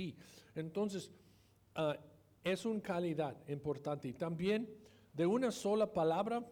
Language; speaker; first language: Spanish; non-native, fluent; English